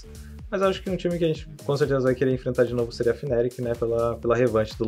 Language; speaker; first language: Portuguese; native; Portuguese